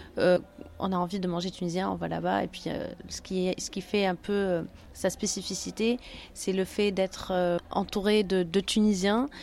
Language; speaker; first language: French; non-native, local second language; Arabic